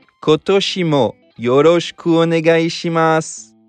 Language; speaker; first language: Japanese; non-native, learner; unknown